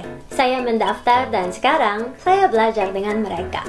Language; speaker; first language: Indonesian; non-native, fluent; Filipino